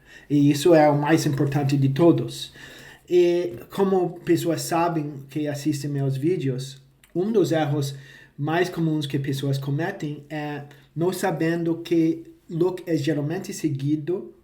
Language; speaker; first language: Portuguese; non-native, fluent; English